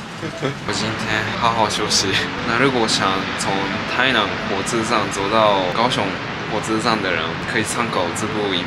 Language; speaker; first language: Chinese; early bilingual, heritage; Japanese